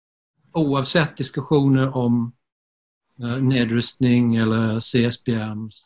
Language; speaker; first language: Swedish; non-native, fluent; English